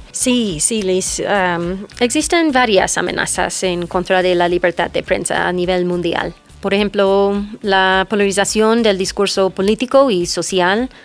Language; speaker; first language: Spanish; non-native, fluent; English